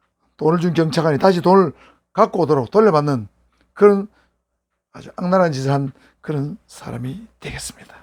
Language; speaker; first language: Korean; native; Korean